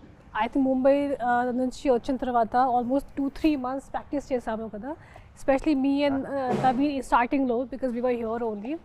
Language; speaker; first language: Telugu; non-native, fluent; Hindi